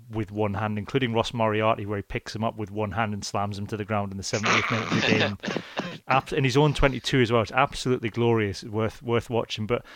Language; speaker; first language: English; native; English